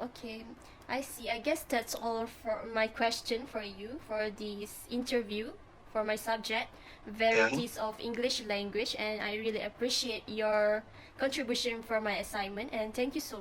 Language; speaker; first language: English; non-native, fluent; Malay